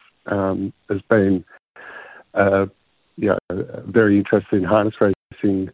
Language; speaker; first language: English; native; English